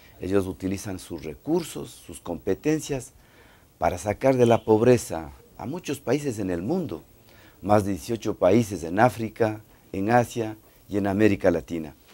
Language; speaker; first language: Spanish; native; Spanish